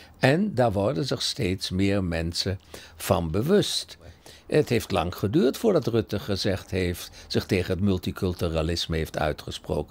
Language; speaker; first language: Dutch; early bilingual, other home language; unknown